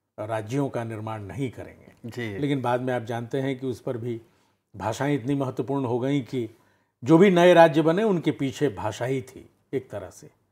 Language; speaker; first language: Hindi; native; Hindi